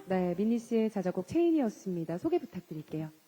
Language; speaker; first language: Korean; native; Korean